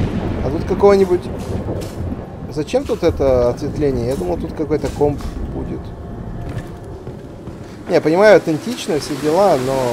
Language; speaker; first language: Russian; native; Russian